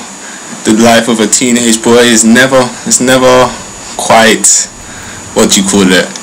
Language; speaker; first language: English; native; English